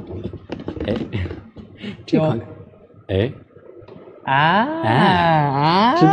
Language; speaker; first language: Chinese; native; Chinese